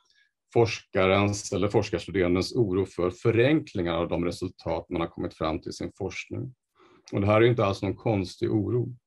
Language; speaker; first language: Swedish; native; Swedish